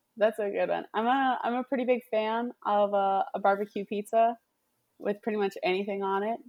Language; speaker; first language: English; native; English